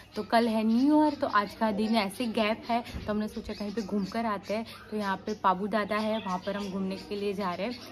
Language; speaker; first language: Hindi; non-native, local second language; Gujarati